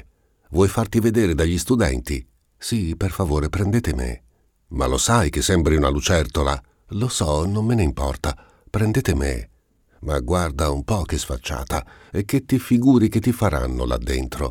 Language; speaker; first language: Italian; native; Italian